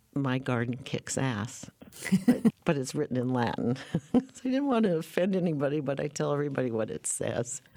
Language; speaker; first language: English; native; English